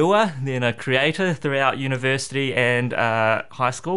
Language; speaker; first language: English; native; English